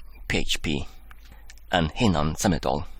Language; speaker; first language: Welsh; non-native, learner; English